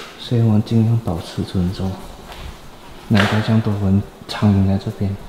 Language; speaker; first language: Chinese; native; Chinese